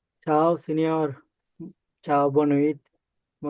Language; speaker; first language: Portuguese; non-native, learner; Bangla